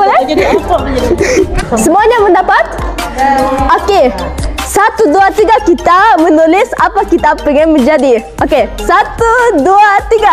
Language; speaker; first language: Indonesian; non-native, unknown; German